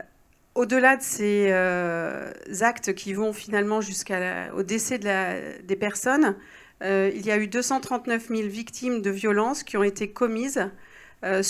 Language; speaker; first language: French; native; French